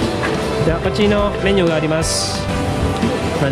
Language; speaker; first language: Japanese; non-native, fluent; Indonesian